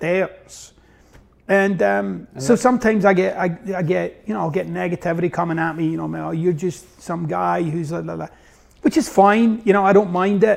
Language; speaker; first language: English; native; English